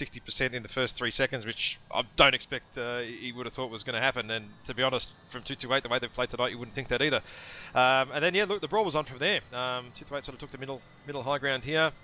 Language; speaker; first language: English; native; English